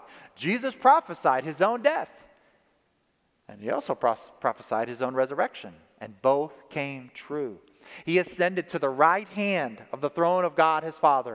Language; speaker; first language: English; native; English